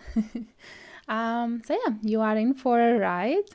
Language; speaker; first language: English; non-native, fluent; Latvian